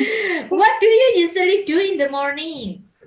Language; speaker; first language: English; non-native, learner; Indonesian